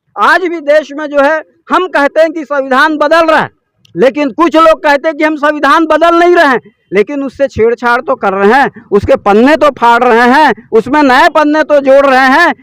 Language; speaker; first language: Hindi; native; Hindi